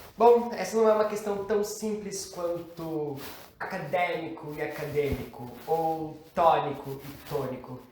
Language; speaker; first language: Portuguese; native; Portuguese